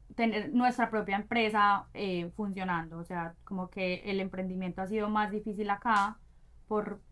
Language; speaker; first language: Spanish; native; Spanish